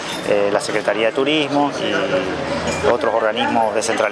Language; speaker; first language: Spanish; native; Spanish